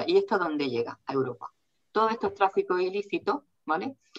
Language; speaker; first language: Spanish; native; Spanish